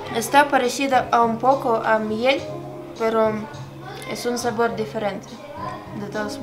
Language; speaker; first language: Spanish; non-native, fluent; Ukrainian